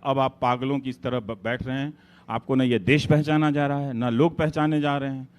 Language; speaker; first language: Hindi; native; Hindi